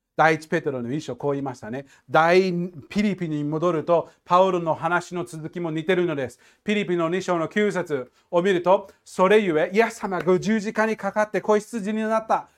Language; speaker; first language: Japanese; non-native, fluent; English